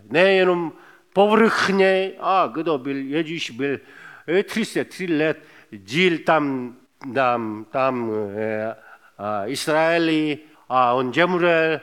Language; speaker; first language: Czech; non-native, fluent; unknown